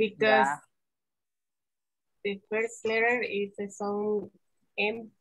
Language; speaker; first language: English; non-native, learner; Spanish